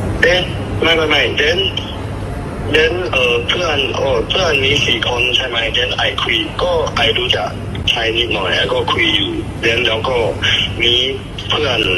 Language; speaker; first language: Thai; non-native, learner; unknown